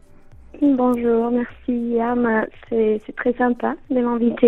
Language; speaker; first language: French; non-native, fluent; Spanish